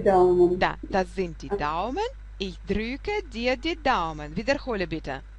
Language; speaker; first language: German; non-native, fluent; Russian